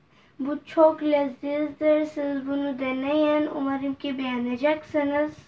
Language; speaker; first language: Turkish; non-native, learner; Urdu